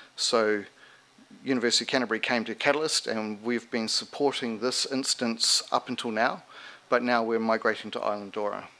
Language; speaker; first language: English; native; English